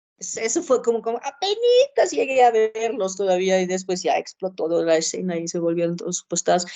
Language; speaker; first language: Spanish; non-native, fluent; German